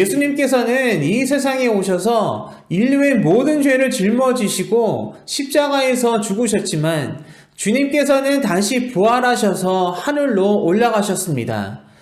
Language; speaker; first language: Korean; native; Korean